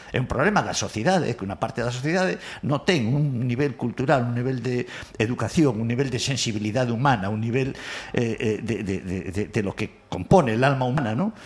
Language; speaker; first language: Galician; non-native, local second language; Spanish